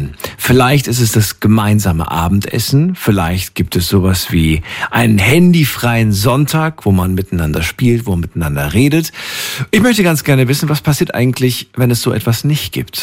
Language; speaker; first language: German; native; German